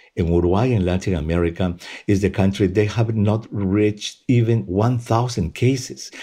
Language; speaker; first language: English; non-native, fluent; Spanish